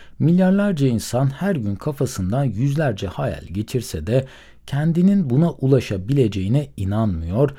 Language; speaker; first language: Turkish; native; Turkish